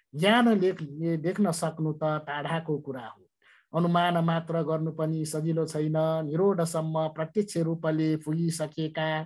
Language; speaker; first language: Nepali; non-native, local second language; Newari